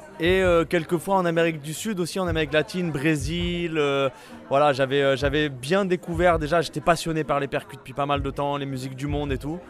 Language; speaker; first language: French; native; French